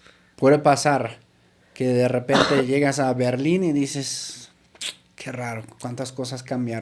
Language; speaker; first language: Spanish; native; Spanish